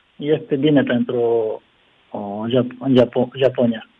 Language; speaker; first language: Romanian; non-native, fluent; Japanese